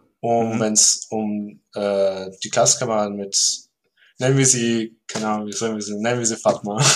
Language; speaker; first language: German; early bilingual, other home language; Turkish